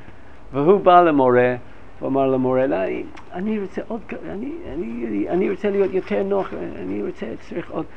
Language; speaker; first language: Hebrew; non-native, fluent; English